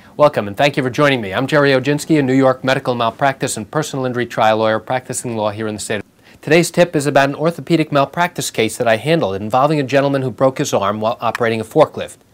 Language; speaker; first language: English; native; English